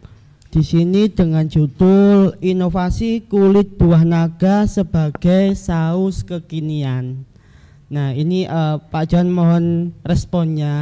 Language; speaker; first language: Indonesian; native; Indonesian